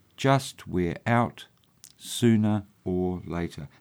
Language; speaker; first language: English; native; English